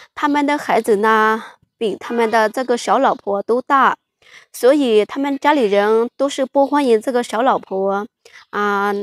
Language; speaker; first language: Chinese; non-native, fluent; Lao